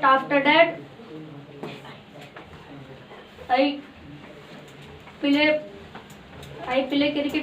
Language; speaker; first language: English; non-native, learner; Hindi